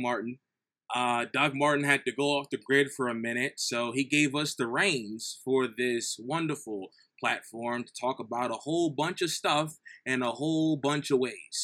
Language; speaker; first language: English; native; English